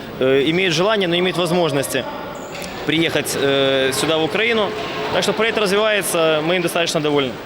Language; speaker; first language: Russian; native; Russian